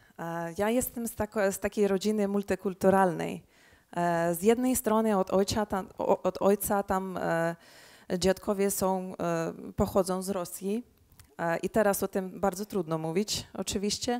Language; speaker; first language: Polish; early bilingual, heritage; Polish